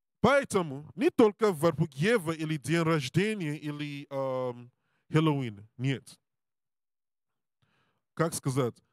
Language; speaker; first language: Russian; non-native, learner; Serbian